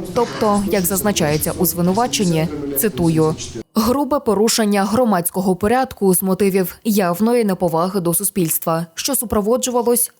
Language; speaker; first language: Ukrainian; native; Ukrainian